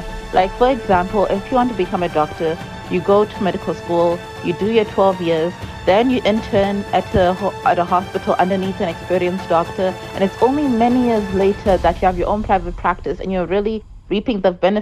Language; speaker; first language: English; non-native, local second language; Shona